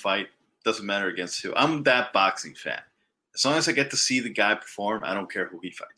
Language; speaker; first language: English; non-native, fluent; Spanish